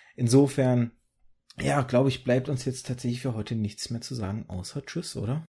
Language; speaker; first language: German; early bilingual, other home language; Russian